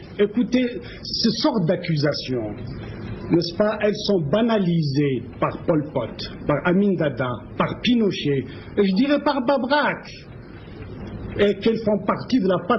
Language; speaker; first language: French; non-native, local second language; Kabyle